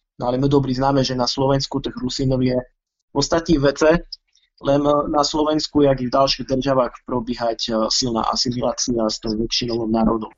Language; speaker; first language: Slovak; native; Slovak